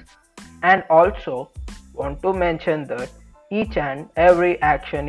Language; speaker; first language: English; non-native, local second language; Telugu